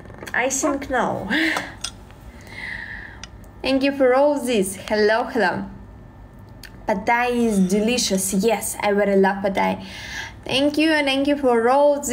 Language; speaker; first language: English; non-native, learner; Russian